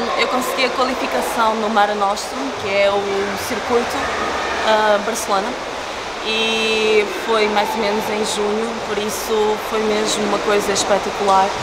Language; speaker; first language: Portuguese; early bilingual, other home language; Ukrainian